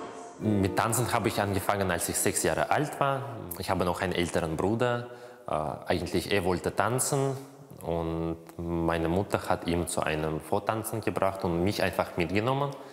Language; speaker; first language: German; non-native, fluent; Russian